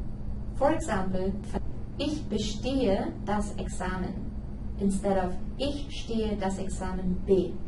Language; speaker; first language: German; non-native, fluent; English